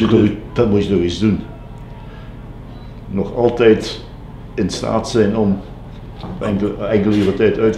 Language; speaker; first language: Dutch; native; Dutch